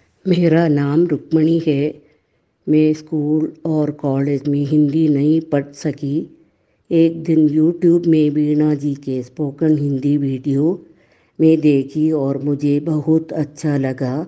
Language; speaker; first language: Hindi; non-native, learner; Malayalam